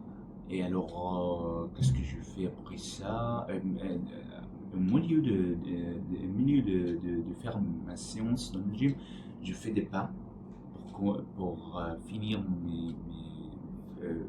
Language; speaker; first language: French; non-native, learner; Arabic